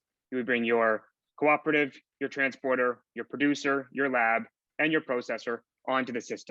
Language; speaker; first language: English; native; English